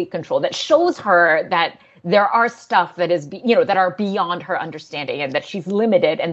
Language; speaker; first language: English; native; English